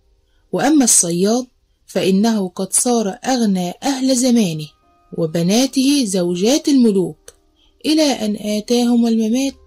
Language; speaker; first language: Arabic; native; Arabic